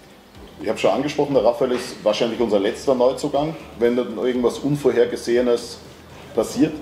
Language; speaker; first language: German; native; German